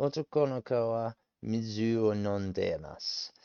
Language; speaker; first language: Japanese; non-native, learner; English